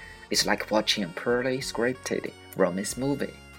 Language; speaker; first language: English; non-native, fluent; Chinese